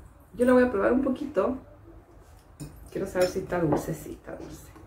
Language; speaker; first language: Spanish; native; Spanish